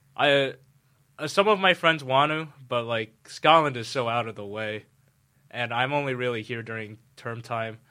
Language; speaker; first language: English; native; English